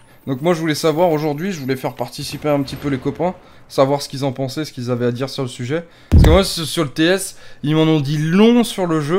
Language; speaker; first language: French; native; French